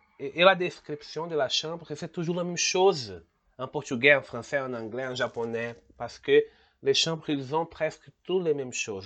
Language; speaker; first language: French; non-native, fluent; Portuguese